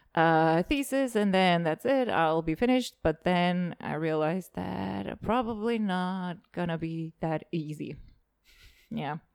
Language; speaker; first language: English; non-native, fluent; Estonian